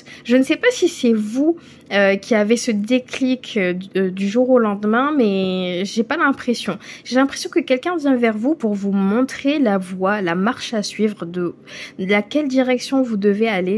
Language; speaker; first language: French; native; French